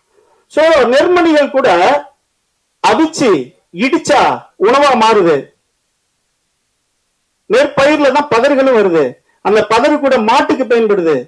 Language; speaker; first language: Tamil; native; Tamil